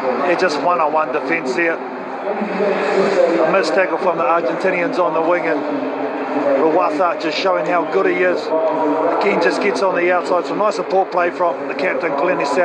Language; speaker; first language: English; native; English